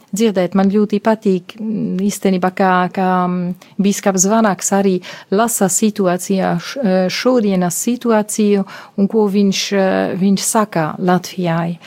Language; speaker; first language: Latvian; non-native, fluent; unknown